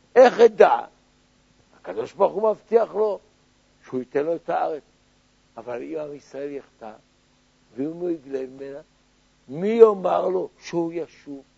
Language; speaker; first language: Hebrew; native; Hebrew